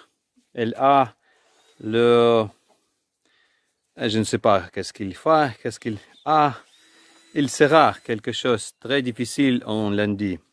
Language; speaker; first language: French; non-native, learner; Ukrainian